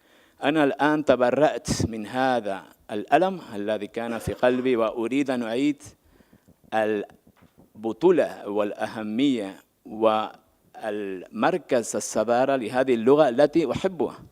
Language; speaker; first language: Arabic; native; Arabic